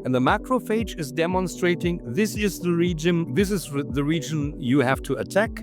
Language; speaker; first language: English; non-native, fluent; German